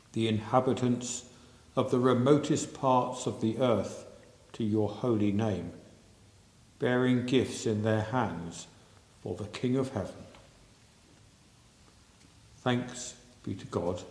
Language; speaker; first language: English; native; English